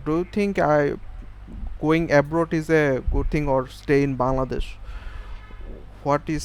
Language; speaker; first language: English; non-native, fluent; Bangla